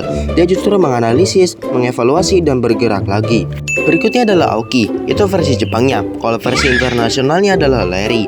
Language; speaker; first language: Indonesian; native; Indonesian